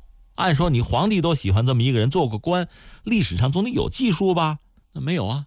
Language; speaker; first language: Chinese; native; Chinese